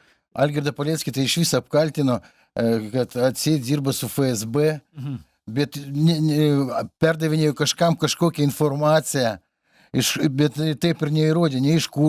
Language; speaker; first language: Lithuanian; native; Lithuanian